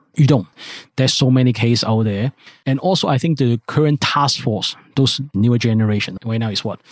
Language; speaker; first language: English; non-native, local second language; Cantonese